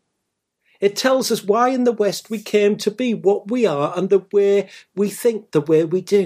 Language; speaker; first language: English; native; English